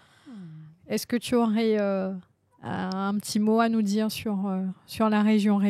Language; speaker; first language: French; native; French